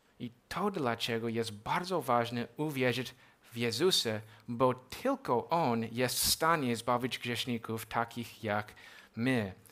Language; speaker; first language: Polish; non-native, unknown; English